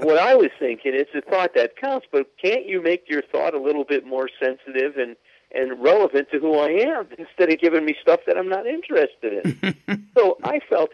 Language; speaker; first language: English; native; English